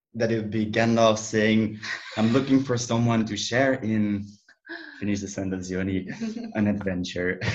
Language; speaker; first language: English; non-native, fluent; Dutch